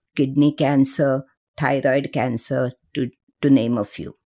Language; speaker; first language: English; non-native, local second language; Marathi